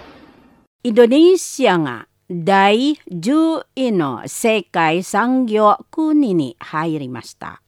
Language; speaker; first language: Japanese; non-native, learner; Indonesian